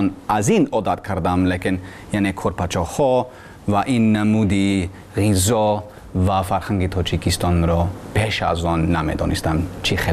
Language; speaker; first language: Persian; non-native, fluent; English